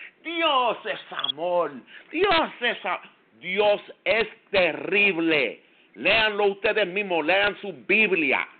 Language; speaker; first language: Spanish; native; Spanish